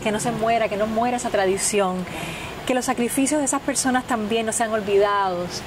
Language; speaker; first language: Spanish; early bilingual, heritage; Spanish